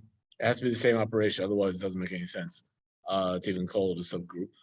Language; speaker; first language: English; native; English